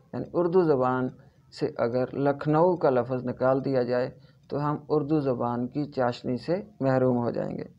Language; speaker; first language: Urdu; non-native, local second language; Punjabi